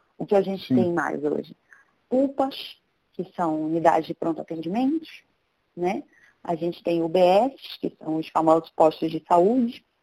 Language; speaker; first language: Portuguese; native; Portuguese